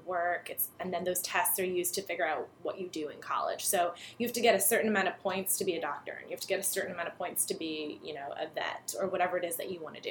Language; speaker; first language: English; native; English